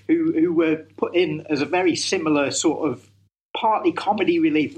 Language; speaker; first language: English; native; English